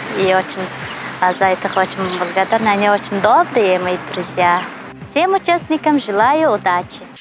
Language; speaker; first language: Russian; non-native, fluent; Mongolian